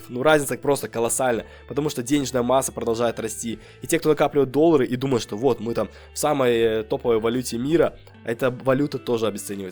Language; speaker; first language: Russian; native; Russian